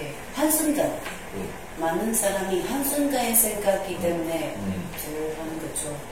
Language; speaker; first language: Korean; non-native, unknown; Chinese